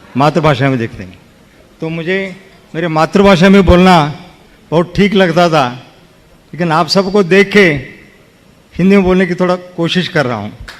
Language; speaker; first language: Hindi; non-native, local second language; Kannada